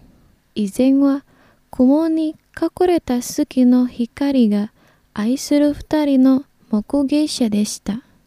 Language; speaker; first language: Japanese; non-native, fluent; Indonesian